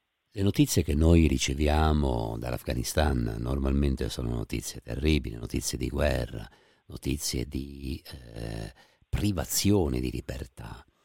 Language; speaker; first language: Italian; native; Italian